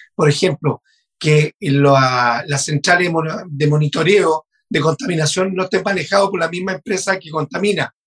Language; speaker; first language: Spanish; native; Spanish